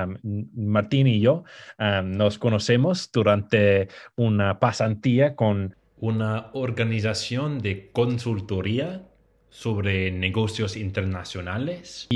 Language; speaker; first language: Spanish; non-native, fluent; English